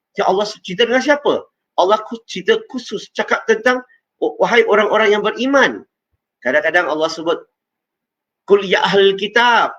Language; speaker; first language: Malay; non-native, local second language; Chinese